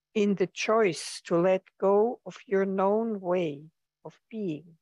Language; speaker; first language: English; non-native, fluent; German